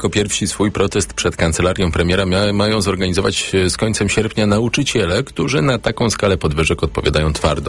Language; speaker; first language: Polish; native; Polish